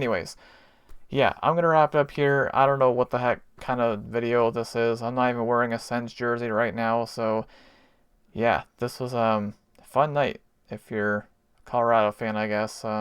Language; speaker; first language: English; native; English